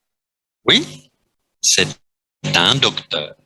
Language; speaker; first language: French; non-native, fluent; Vietnamese